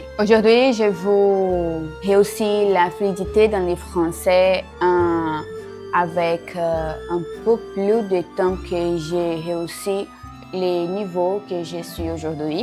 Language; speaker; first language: French; non-native, learner; Portuguese